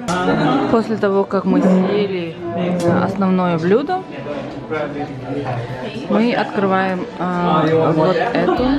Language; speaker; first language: Russian; non-native, local second language; Kazakh